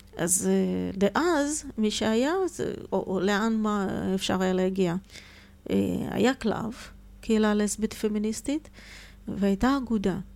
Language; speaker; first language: Hebrew; non-native, fluent; Russian